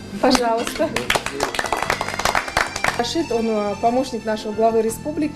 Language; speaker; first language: Russian; native; Russian